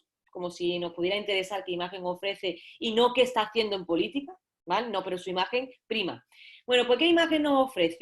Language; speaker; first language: Spanish; native; Spanish